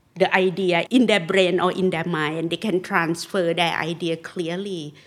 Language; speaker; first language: English; non-native, fluent; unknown